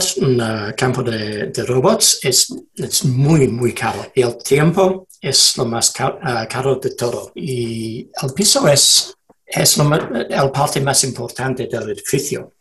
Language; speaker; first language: Spanish; non-native, learner; English